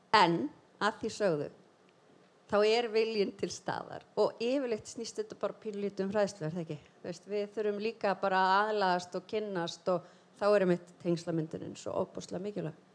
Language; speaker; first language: Icelandic; native; Icelandic